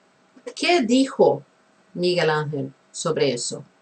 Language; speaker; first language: Spanish; non-native, fluent; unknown